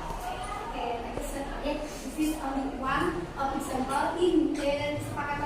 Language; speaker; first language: English; non-native, learner; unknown